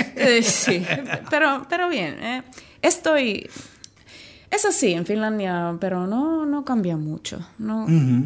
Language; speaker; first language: Spanish; non-native, learner; Finnish